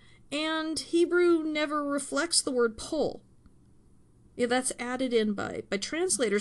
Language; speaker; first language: English; native; English